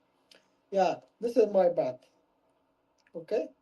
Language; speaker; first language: English; non-native, learner; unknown